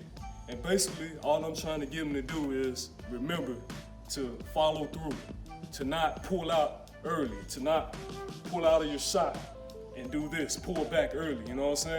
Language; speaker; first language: English; native; English